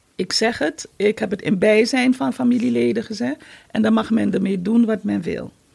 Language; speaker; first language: Dutch; native; Dutch